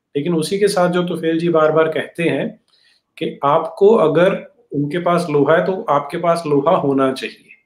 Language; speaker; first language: Hindi; native; Hindi